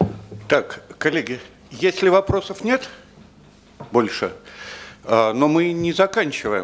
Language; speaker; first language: Russian; native; Russian